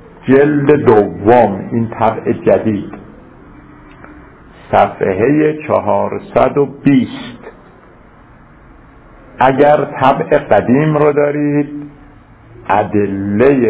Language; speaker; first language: Persian; native; Persian